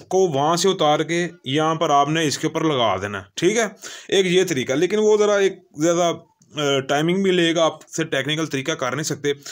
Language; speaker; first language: Urdu; non-native, local second language; Punjabi